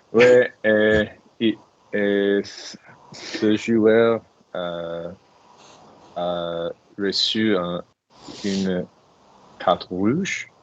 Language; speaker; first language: French; non-native, learner; English